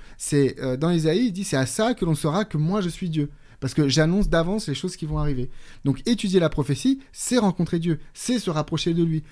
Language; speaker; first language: French; native; French